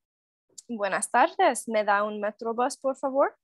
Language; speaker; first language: Spanish; non-native, learner; English